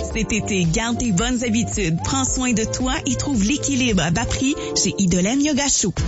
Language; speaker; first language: French; native; French